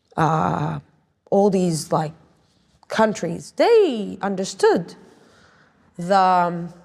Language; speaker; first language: English; non-native, fluent; Arabic